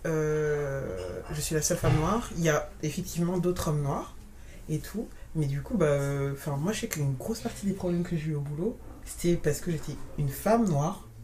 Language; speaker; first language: French; native; French